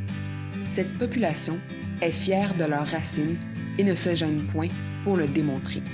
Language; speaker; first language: French; native; French